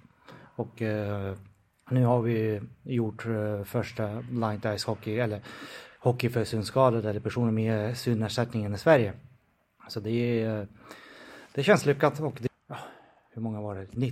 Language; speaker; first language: Swedish; non-native, fluent; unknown